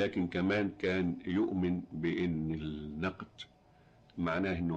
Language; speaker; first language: Arabic; native; Arabic